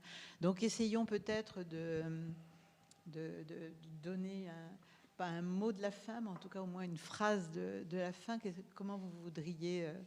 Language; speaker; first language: French; native; French